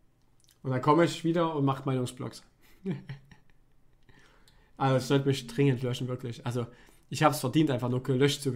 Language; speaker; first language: German; native; German